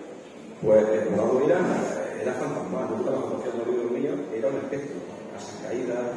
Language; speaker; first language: Spanish; native; Spanish